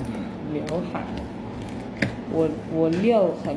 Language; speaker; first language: Chinese; non-native, learner; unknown